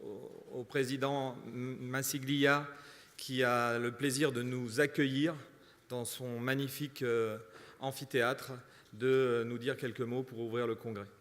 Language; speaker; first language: French; native; French